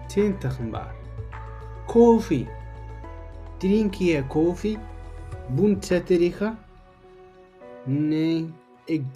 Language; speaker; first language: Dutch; non-native, learner; Tigrinya